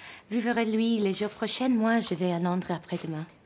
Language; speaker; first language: French; non-native, fluent; English